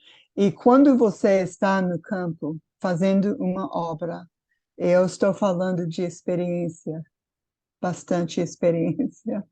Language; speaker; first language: Portuguese; non-native, fluent; English